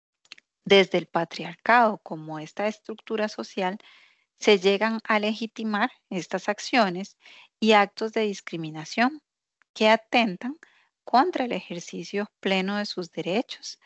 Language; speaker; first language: Spanish; native; Spanish